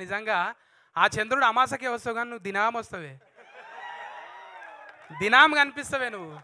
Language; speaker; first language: Telugu; native; Telugu